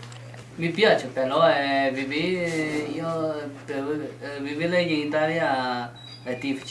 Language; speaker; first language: Italian; non-native, learner; Chinese